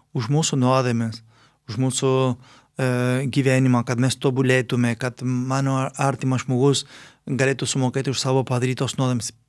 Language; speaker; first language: Lithuanian; non-native, fluent; Spanish